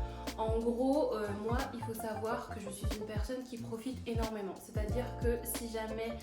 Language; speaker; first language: French; native; French